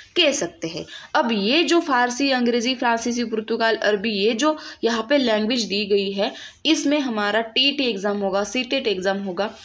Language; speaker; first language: Hindi; non-native, local second language; Marathi